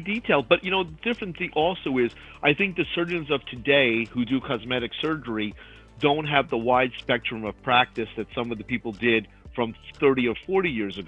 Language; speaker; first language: English; native; English